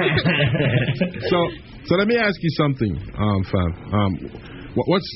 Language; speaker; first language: English; native; English